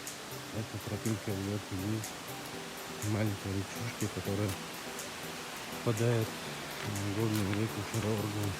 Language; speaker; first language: Russian; non-native, local second language; Chechen